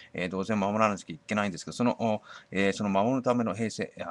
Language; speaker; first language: Japanese; native; Japanese